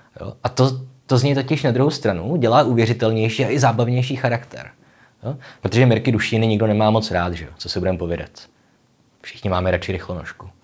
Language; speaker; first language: Czech; native; Czech